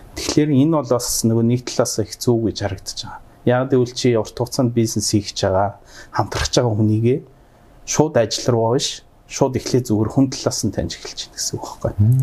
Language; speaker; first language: Mongolian; early bilingual, heritage; Mongolian